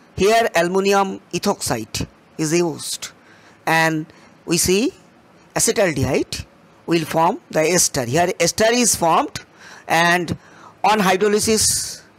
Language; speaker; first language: English; non-native, local second language; Bangla